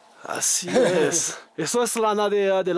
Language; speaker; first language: Spanish; non-native, learner; French